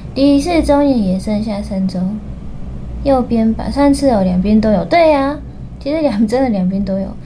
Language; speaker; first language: Chinese; non-native, fluent; Japanese